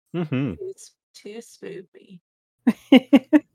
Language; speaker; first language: English; native; English